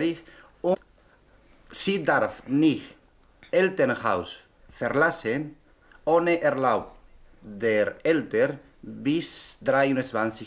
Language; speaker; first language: German; non-native, learner; Spanish